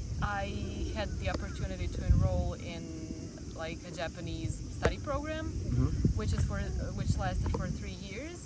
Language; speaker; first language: English; non-native, fluent; Croatian